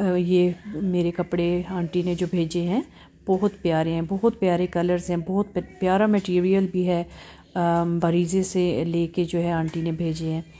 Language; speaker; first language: Hindi; native; Hindi